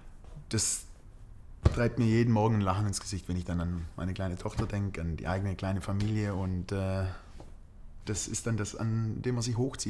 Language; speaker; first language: German; native; German